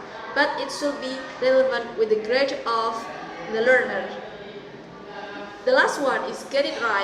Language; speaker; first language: English; non-native, learner; Indonesian